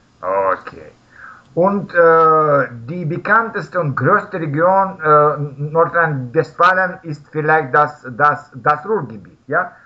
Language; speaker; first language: German; non-native, learner; Russian